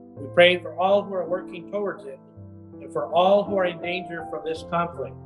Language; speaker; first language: English; native; English